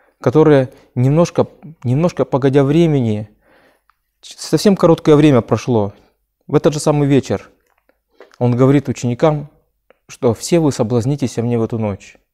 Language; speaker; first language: Russian; native; Russian